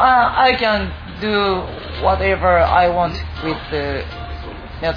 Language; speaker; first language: English; non-native, fluent; Japanese